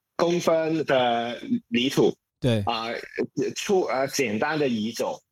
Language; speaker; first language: Chinese; non-native, local second language; Cantonese